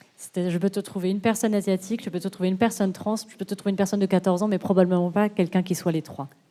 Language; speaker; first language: French; native; French